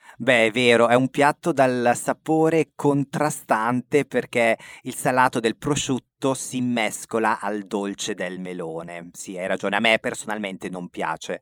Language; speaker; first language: Italian; native; Italian